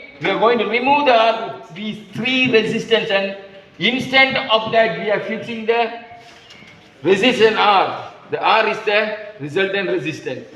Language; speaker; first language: English; non-native, local second language; Tamil